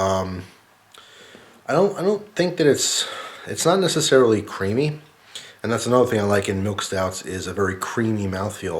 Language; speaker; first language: English; native; English